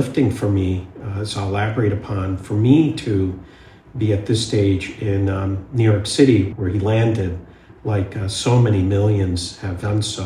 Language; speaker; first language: English; early bilingual, other home language; Hindi